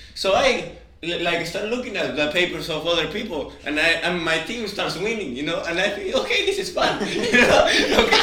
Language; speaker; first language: English; non-native, fluent; Spanish